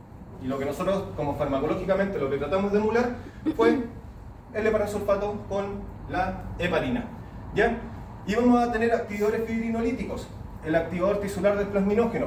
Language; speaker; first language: Spanish; native; Spanish